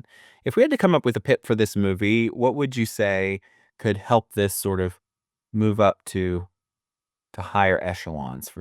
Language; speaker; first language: English; native; English